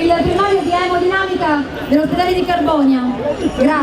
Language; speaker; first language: Italian; native; Italian